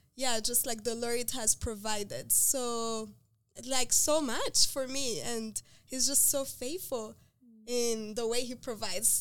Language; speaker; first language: English; non-native, local second language; Kinyarwanda